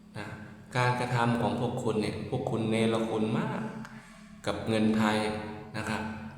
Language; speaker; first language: Thai; native; Thai